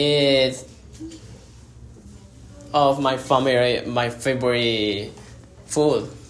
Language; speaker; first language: English; non-native, learner; Spanish